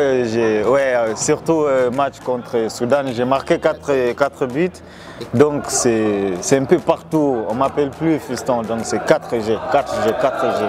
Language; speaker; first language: French; non-native, local second language; Rundi